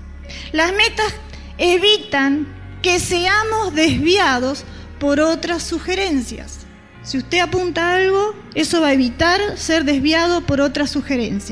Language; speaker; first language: Spanish; native; Spanish